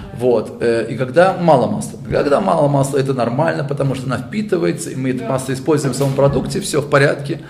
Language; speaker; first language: Russian; early bilingual, heritage; Russian